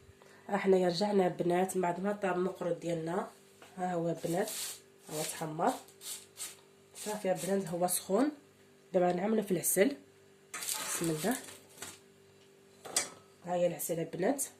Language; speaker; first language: Arabic; native; Arabic